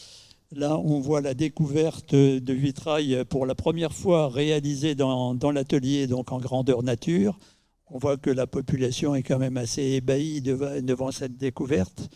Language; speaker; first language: French; native; French